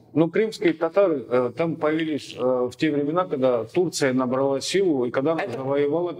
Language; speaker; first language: Russian; native; Russian